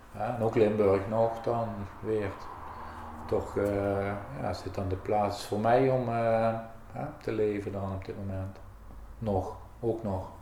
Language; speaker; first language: Dutch; native; Dutch